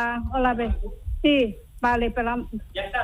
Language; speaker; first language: Spanish; non-native, learner; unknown